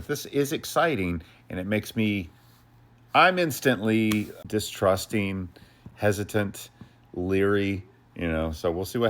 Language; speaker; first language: English; native; English